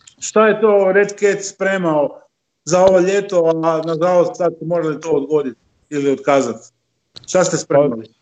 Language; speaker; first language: Croatian; native; Croatian